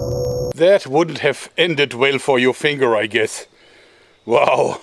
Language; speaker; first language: English; non-native, fluent; German